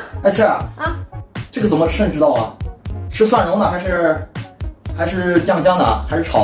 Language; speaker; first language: Chinese; native; Chinese